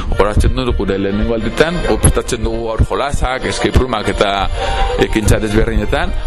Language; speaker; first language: Basque; non-native, local second language; Spanish